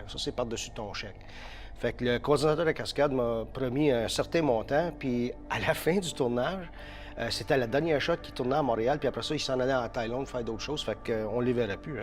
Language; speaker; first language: French; early bilingual, heritage; French